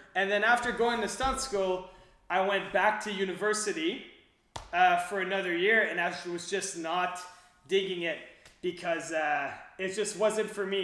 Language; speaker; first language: English; non-native, local second language; French